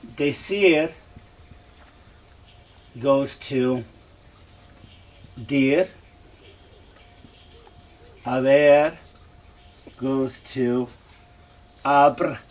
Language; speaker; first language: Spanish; non-native, learner; English